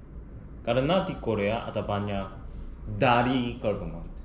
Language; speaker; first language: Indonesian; non-native, learner; Korean